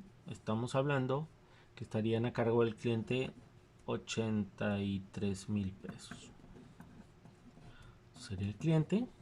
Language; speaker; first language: Spanish; native; Spanish